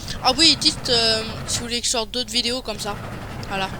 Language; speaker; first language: French; native; French